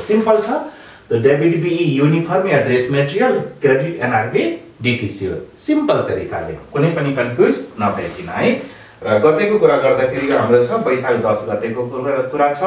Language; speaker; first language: Nepali; native; Nepali